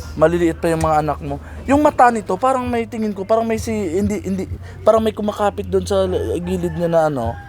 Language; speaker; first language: Filipino; non-native, local second language; Hiligaynon